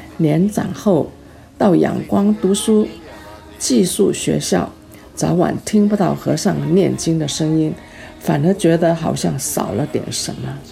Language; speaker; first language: Chinese; early bilingual, heritage; Chinese